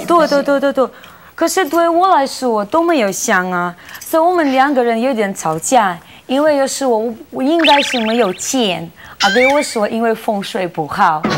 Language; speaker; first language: Chinese; non-native, learner; Russian